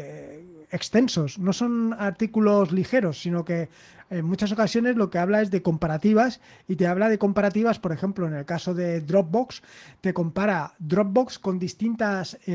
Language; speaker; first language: Spanish; native; Spanish